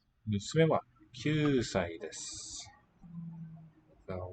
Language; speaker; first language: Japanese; non-native, learner; English